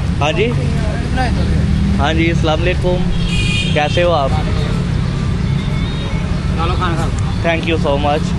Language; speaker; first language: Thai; non-native, fluent; Urdu